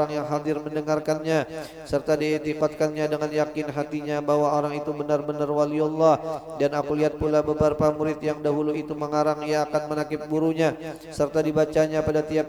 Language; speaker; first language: Indonesian; non-native, local second language; Banjar